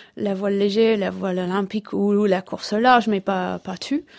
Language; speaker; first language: French; non-native, fluent; English